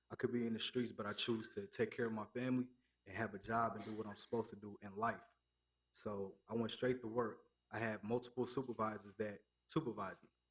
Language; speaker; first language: English; native; English